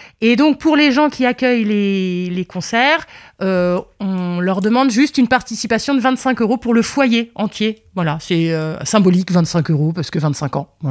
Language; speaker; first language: French; native; French